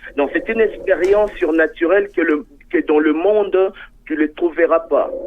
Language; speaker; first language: French; non-native, local second language; Lingala